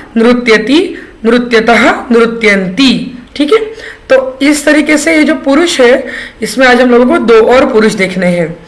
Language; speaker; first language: Hindi; non-native, local second language; Marathi